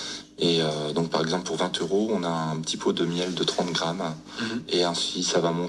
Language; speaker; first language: French; native; French